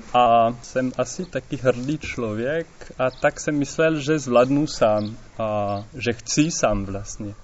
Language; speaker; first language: Czech; non-native, fluent; French